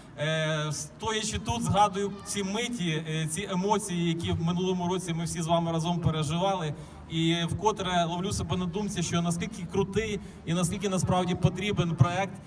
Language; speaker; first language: Ukrainian; native; Ukrainian